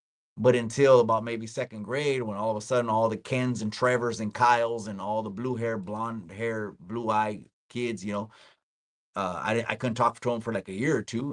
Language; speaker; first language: English; early bilingual, other home language; Spanish